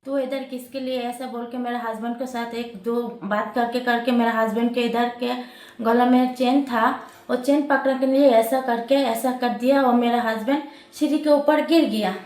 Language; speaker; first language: Hindi; non-native, local second language; Bangla